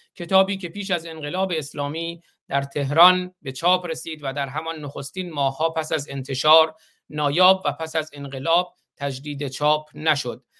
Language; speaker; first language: Persian; native; Persian